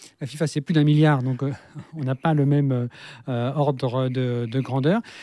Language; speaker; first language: French; native; French